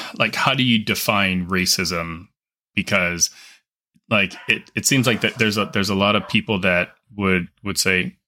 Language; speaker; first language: English; native; English